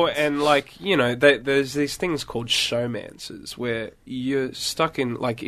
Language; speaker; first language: English; native; English